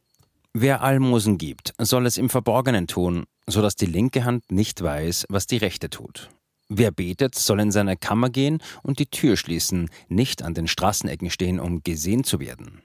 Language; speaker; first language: German; native; German